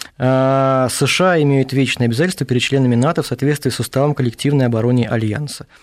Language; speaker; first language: Russian; native; Russian